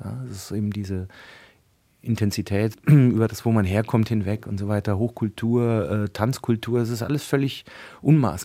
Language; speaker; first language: German; native; German